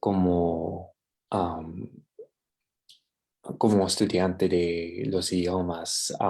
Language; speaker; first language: Spanish; non-native, fluent; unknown